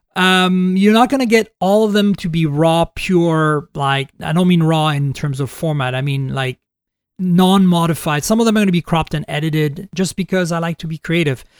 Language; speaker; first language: English; non-native, fluent; French